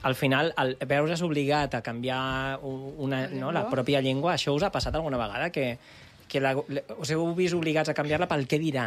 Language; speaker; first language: Catalan; native; Catalan